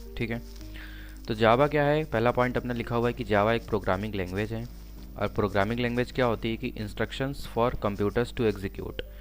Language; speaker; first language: Hindi; native; Hindi